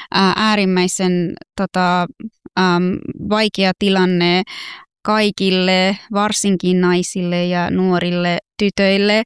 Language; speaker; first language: Finnish; non-native, fluent; Persian